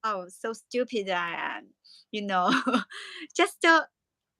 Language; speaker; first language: English; non-native, learner; Chinese